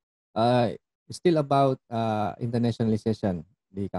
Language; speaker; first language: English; non-native, fluent; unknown